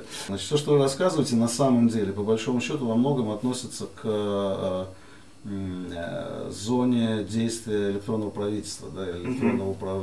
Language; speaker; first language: Russian; native; Russian